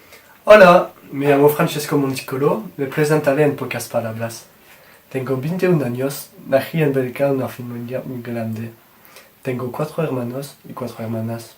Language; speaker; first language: Spanish; non-native, learner; French